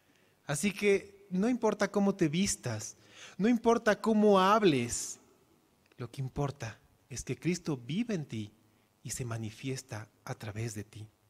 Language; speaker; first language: Spanish; native; Spanish